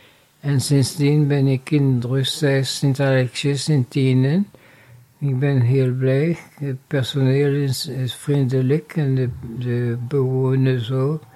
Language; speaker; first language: Dutch; non-native, fluent; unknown